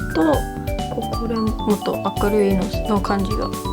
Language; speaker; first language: Japanese; non-native, learner; English